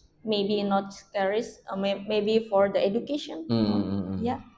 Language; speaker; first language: English; non-native, learner; Indonesian